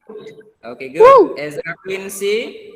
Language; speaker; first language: English; non-native, learner; Indonesian